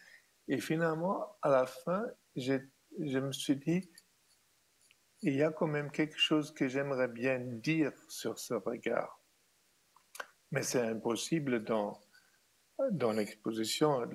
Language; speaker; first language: French; non-native, fluent; German